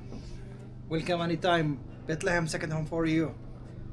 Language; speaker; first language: English; non-native, learner; Arabic